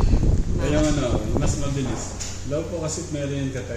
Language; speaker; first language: Filipino; native; Filipino